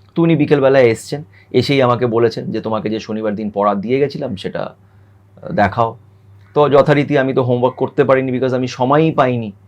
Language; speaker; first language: Bangla; native; Bangla